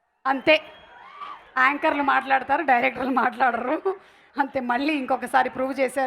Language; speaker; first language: Telugu; native; Telugu